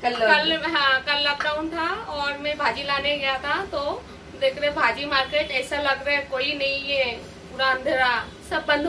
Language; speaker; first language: Hindi; non-native, local second language; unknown